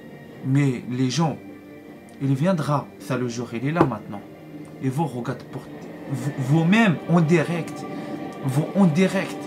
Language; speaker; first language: French; non-native, learner; Arabic